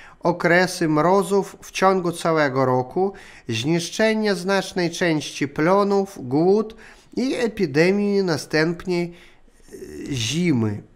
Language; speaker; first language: Polish; non-native, learner; Russian